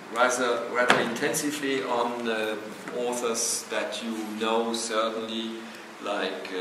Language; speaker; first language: English; non-native, fluent; Portuguese